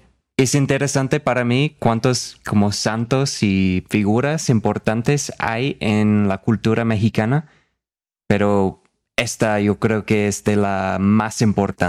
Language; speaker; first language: Spanish; non-native, fluent; English